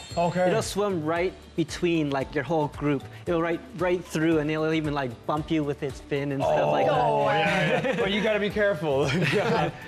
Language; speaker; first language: English; native; English